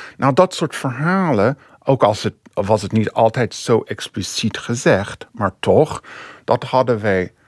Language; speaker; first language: Dutch; non-native, fluent; English